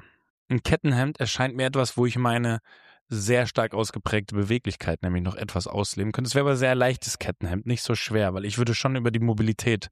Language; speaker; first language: German; native; German